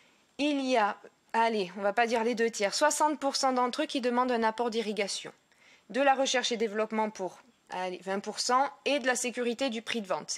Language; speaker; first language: French; native; French